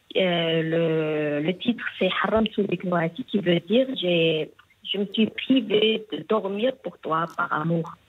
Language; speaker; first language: French; non-native, local second language; Arabic